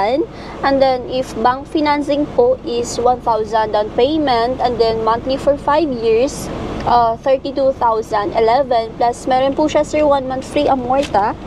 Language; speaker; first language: Filipino; non-native, local second language; Hiligaynon